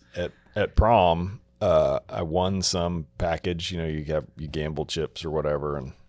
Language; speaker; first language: English; native; English